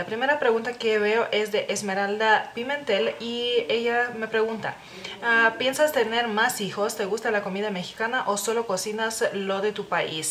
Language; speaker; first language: Spanish; non-native, fluent; Lithuanian